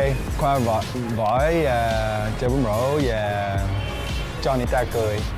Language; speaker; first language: Vietnamese; early bilingual, heritage; Vietnamese